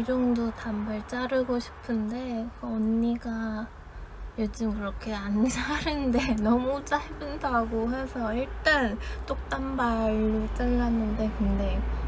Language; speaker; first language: Korean; non-native, fluent; Chinese